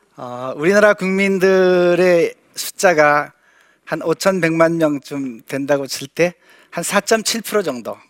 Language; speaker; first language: Korean; native; Korean